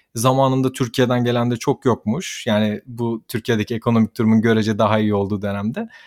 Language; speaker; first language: Turkish; native; Turkish